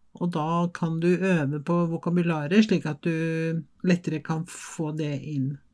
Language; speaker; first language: Norwegian; non-native, fluent; Spanish